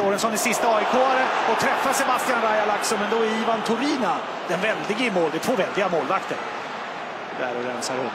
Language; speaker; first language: Swedish; native; Swedish